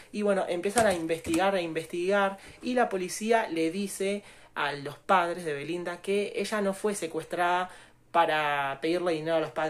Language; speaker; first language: Spanish; native; Spanish